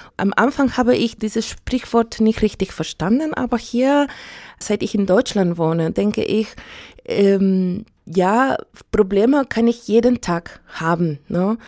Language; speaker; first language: German; non-native, fluent; Spanish